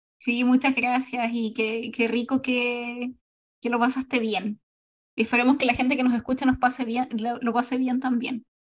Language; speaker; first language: Spanish; native; Spanish